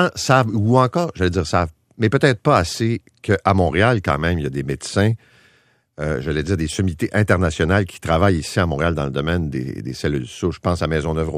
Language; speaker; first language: French; native; French